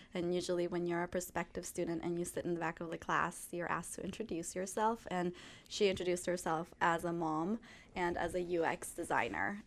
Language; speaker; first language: English; non-native, fluent; Spanish